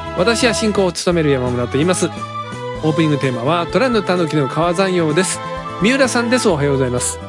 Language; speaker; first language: Japanese; native; Japanese